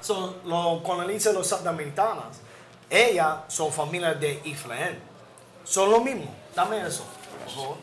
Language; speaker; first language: Spanish; non-native, learner; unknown